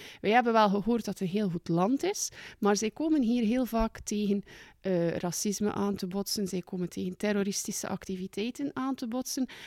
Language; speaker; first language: Dutch; native; Dutch